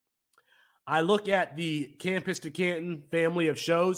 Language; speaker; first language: English; native; English